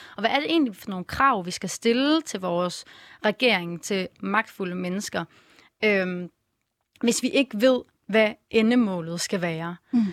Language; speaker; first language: Danish; native; Danish